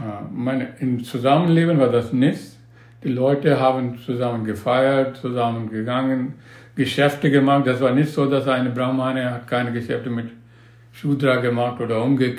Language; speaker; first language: German; non-native, learner; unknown